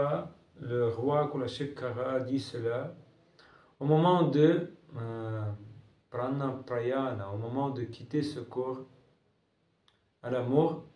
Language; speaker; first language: French; non-native, fluent; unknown